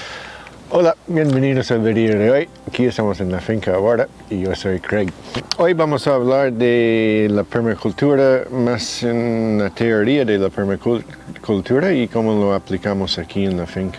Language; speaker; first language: Spanish; non-native, fluent; English